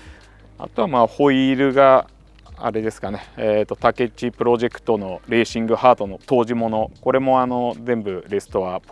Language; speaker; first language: Japanese; native; Japanese